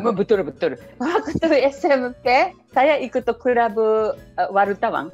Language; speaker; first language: Indonesian; non-native, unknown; Japanese